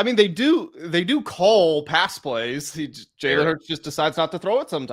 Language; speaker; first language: English; native; English